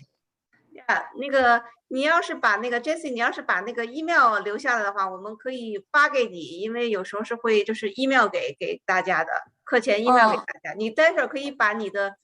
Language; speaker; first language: Chinese; native; Chinese